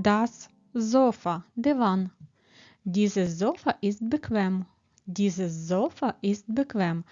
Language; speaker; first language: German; non-native, fluent; Ukrainian